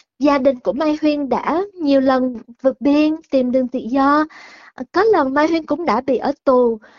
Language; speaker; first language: Vietnamese; early bilingual, heritage; Vietnamese